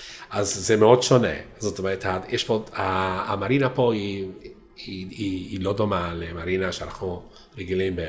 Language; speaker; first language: Hebrew; non-native, fluent; Italian